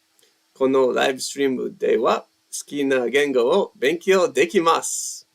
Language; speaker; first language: Japanese; non-native, learner; English